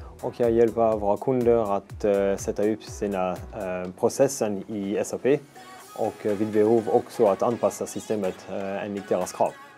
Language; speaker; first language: Swedish; non-native, fluent; French